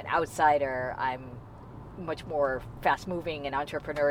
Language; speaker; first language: English; native; English